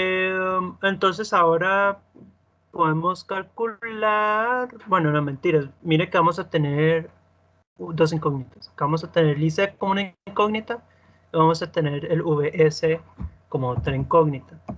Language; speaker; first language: Spanish; native; Spanish